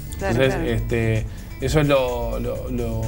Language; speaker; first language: Spanish; native; Spanish